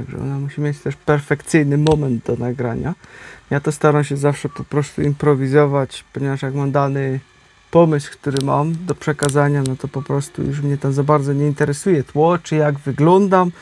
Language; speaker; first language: Polish; native; Polish